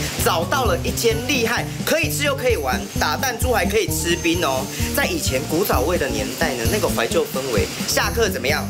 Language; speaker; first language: Chinese; native; Chinese